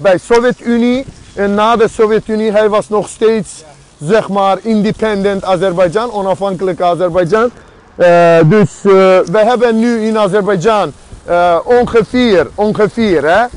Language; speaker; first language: Dutch; non-native, fluent; Azerbaijani